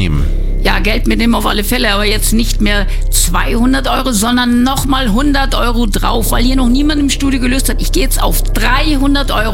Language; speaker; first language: German; native; German